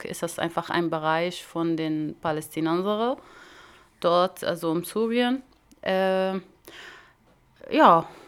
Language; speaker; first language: German; non-native, learner; Arabic